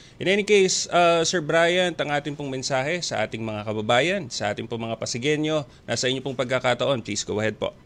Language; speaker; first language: Filipino; native; Filipino